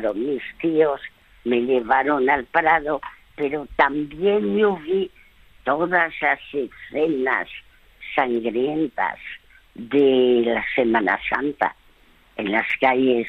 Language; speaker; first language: Spanish; early bilingual, other home language; French